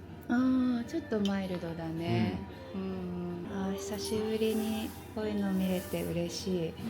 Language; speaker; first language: Japanese; native; Japanese